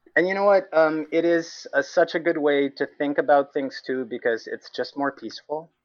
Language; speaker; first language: English; non-native, local second language; Cebuano